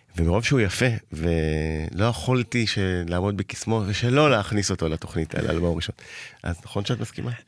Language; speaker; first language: Hebrew; native; Hebrew